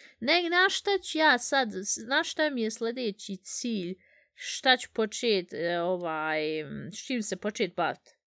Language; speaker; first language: Bosnian; early bilingual, heritage; Bosnian